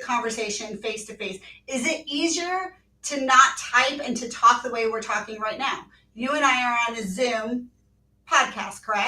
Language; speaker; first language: English; native; English